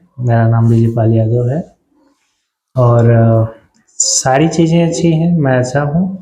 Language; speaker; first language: Hindi; native; Hindi